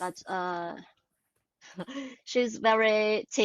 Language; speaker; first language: English; non-native, learner; Chinese